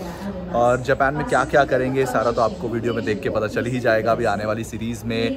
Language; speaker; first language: Hindi; native; Hindi